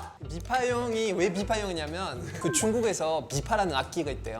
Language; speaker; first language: Korean; non-native, fluent; French